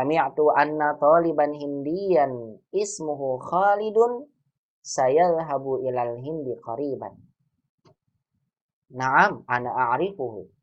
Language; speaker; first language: Arabic; non-native, fluent; Indonesian